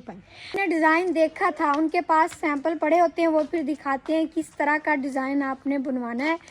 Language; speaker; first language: Urdu; non-native, local second language; Punjabi